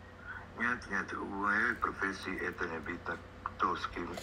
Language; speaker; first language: Russian; non-native, fluent; Serbian